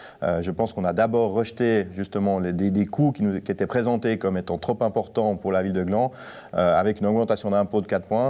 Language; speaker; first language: French; native; French